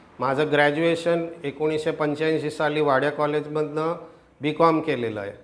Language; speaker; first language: Marathi; non-native, local second language; Gujarati